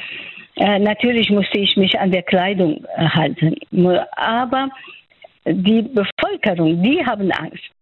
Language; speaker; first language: German; non-native, fluent; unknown